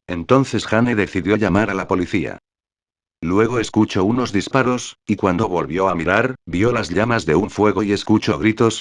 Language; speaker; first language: Spanish; native; Spanish